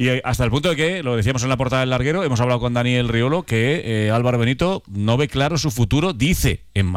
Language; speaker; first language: Spanish; native; Spanish